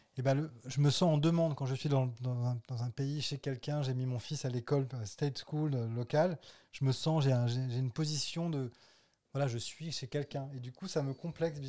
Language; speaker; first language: French; native; French